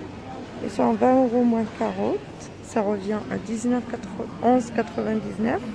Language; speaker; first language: French; native; French